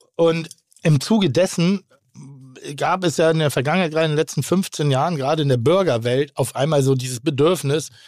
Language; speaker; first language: German; native; German